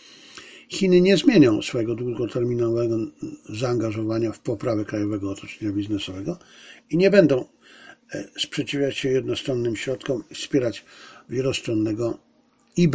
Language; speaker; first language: Polish; native; Polish